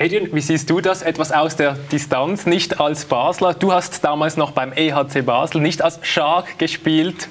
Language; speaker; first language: German; native; German